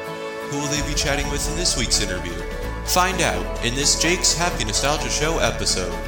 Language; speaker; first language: English; native; English